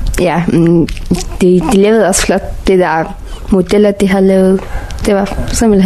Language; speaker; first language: Danish; early bilingual, other home language; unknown